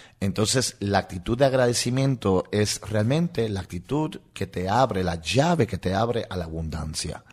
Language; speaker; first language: Spanish; non-native, local second language; English